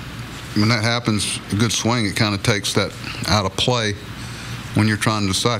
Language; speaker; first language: English; native; English